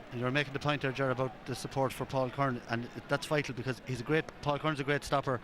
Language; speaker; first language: English; native; English